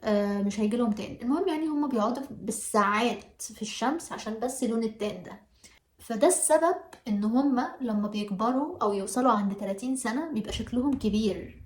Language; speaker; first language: Arabic; native; Arabic